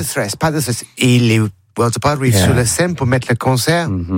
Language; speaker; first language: French; non-native, learner; English